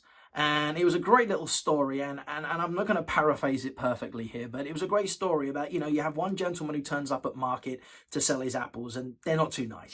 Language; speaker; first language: English; native; English